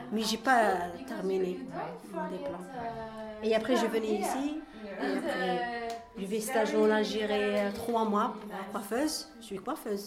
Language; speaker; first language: French; non-native, learner; Arabic